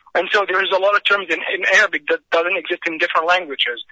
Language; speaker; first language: English; non-native, fluent; Arabic